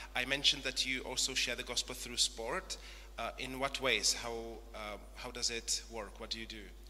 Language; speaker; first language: English; non-native, fluent; Czech